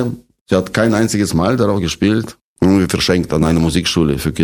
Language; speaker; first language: German; non-native, fluent; Russian